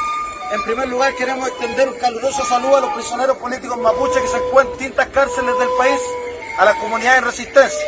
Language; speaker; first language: Spanish; native; Spanish